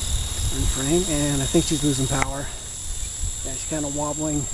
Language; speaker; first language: English; native; English